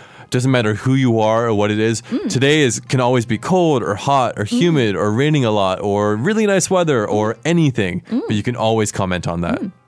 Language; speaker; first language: English; native; English